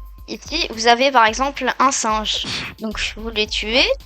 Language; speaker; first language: French; native; French